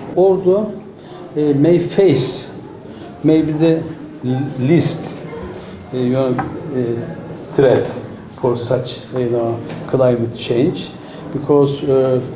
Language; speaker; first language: English; non-native, fluent; Turkish